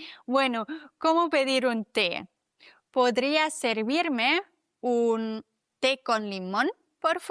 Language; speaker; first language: Spanish; non-native, fluent; German